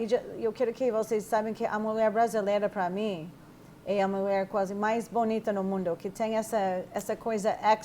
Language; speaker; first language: Portuguese; non-native, fluent; English